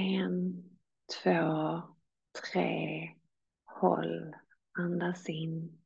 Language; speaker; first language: Swedish; native; Swedish